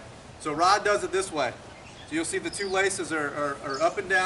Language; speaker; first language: English; native; English